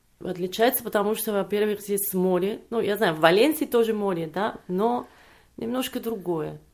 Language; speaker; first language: Russian; non-native, fluent; Catalan